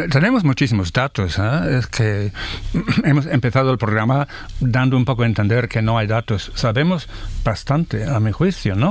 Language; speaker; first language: Spanish; non-native, fluent; English